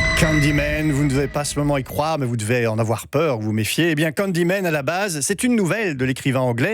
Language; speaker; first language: French; native; French